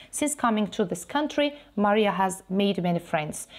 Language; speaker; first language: English; non-native, fluent; Azerbaijani